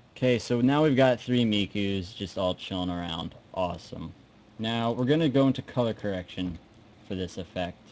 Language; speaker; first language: English; native; English